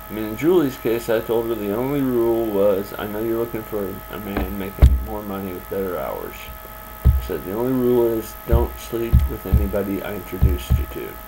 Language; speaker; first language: English; native; English